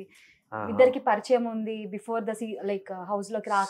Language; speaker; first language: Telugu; native; Telugu